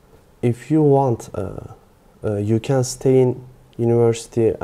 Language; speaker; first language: English; non-native, learner; Turkish